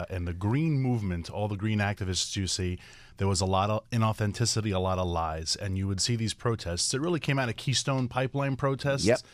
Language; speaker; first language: English; native; English